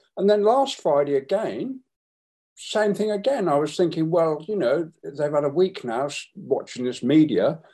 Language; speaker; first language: English; native; English